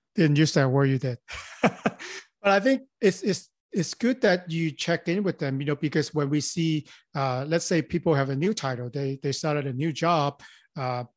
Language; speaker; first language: English; non-native, local second language; Cantonese